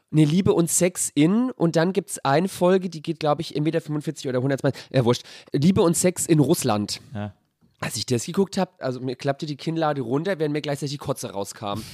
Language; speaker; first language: German; native; German